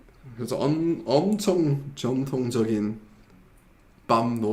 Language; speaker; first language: Korean; non-native, fluent; English